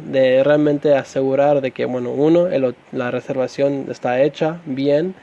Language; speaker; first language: Spanish; non-native, fluent; English